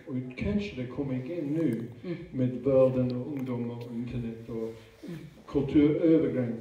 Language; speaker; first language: Swedish; non-native, fluent; English